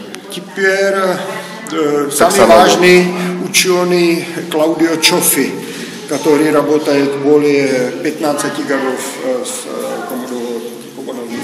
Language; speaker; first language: Russian; non-native, fluent; Czech